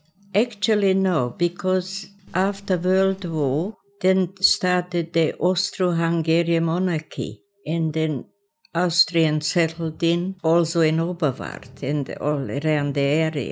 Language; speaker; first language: English; non-native, fluent; Croatian